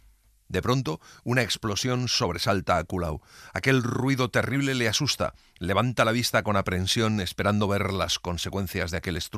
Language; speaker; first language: Spanish; native; Spanish